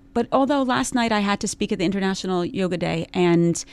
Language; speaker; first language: English; native; English